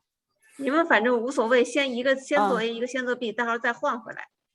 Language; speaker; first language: Chinese; native; Chinese